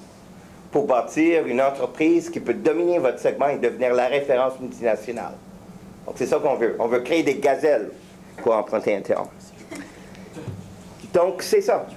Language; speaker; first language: French; native; French